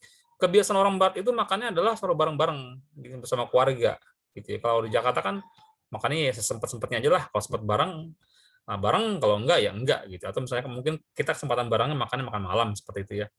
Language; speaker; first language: Indonesian; native; Indonesian